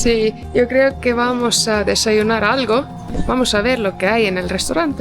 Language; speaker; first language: Spanish; non-native, fluent; Portuguese